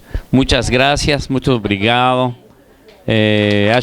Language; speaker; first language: Portuguese; non-native, learner; Spanish